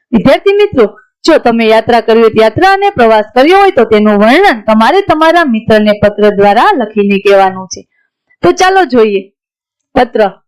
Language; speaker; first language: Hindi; non-native, local second language; Gujarati